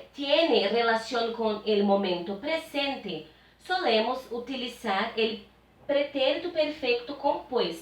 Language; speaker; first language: Spanish; non-native, fluent; Portuguese